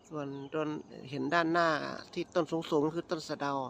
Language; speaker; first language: Thai; native; Thai